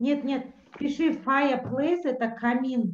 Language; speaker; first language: Russian; native; Russian